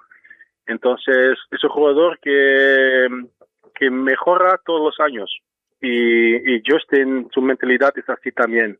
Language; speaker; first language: Spanish; non-native, learner; Dutch